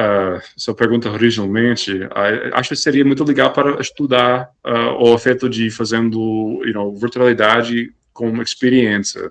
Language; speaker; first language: Portuguese; non-native, fluent; English